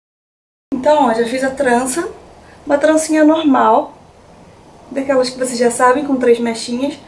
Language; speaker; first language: Portuguese; native; Portuguese